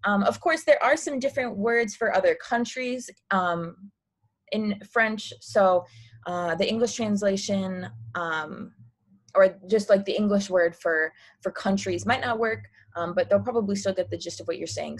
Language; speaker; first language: English; native; English